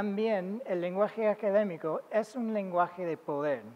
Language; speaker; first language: Spanish; non-native, fluent; English